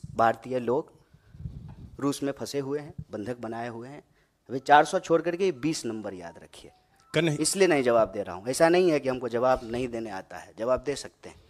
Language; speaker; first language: Hindi; native; Hindi